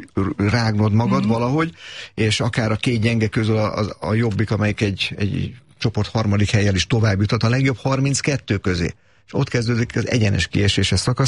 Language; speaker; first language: Hungarian; native; Hungarian